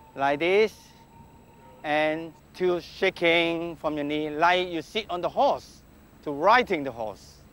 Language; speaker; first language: English; non-native, local second language; Cantonese